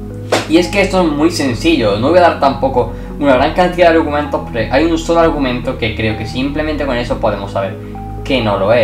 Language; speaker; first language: Spanish; native; Spanish